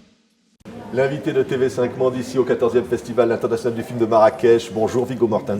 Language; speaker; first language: French; native; French